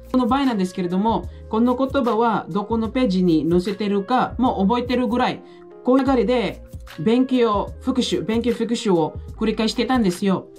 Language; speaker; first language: Japanese; non-native, fluent; Filipino